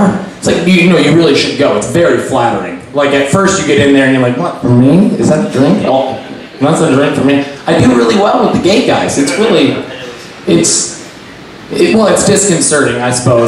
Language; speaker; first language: English; native; English